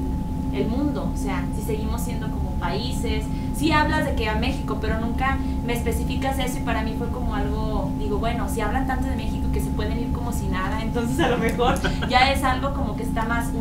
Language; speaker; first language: Spanish; native; Spanish